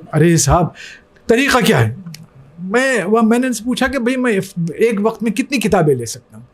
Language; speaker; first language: Urdu; native; Urdu